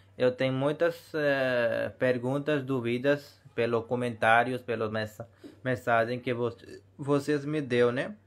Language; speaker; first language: Portuguese; non-native, learner; Hindi